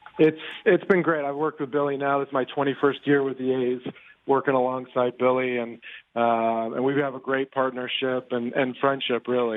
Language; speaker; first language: English; native; English